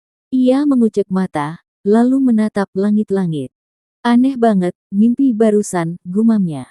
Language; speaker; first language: Indonesian; native; Indonesian